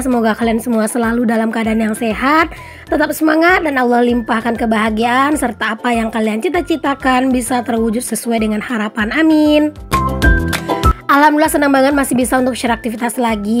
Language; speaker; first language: Indonesian; native; Indonesian